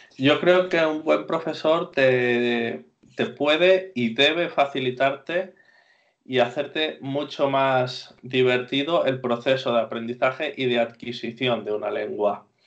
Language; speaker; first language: Spanish; native; Spanish